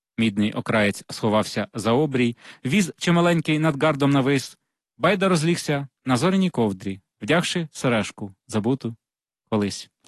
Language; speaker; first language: Ukrainian; non-native, local second language; Russian